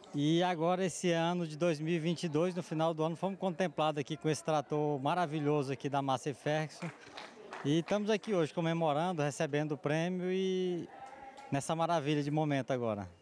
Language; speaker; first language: Portuguese; native; Portuguese